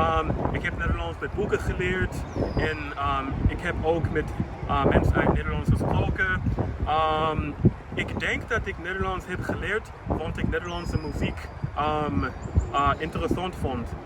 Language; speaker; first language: Dutch; non-native, learner; English